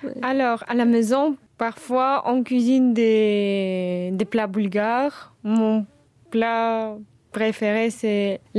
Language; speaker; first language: French; non-native, fluent; Bulgarian